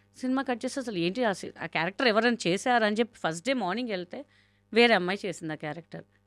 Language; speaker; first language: Telugu; non-native, local second language; Hindi